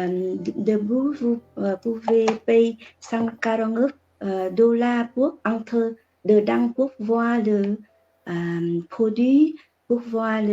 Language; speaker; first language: French; non-native, learner; Vietnamese